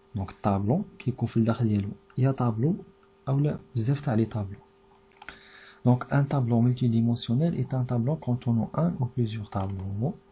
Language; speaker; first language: French; non-native, local second language; Arabic